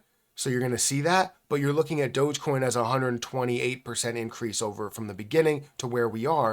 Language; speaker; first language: English; native; English